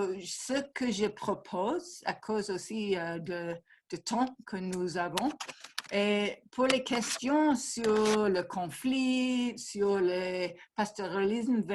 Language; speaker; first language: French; non-native, fluent; English